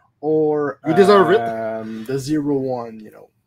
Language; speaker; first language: English; non-native, local second language; French